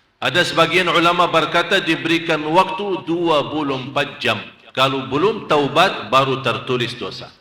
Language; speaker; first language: Malay; non-native, fluent; Arabic